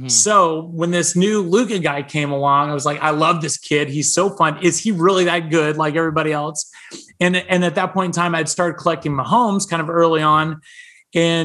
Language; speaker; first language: English; native; English